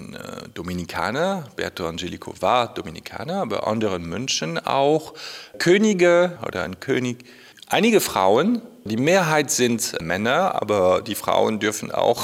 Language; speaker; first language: German; non-native, fluent; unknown